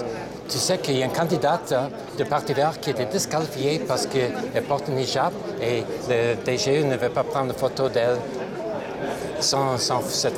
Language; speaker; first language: French; non-native, local second language; English